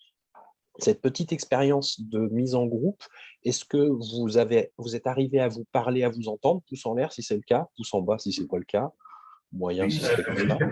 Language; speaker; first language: French; native; French